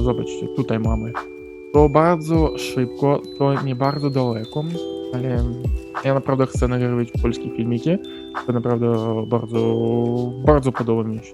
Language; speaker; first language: Polish; non-native, learner; Ukrainian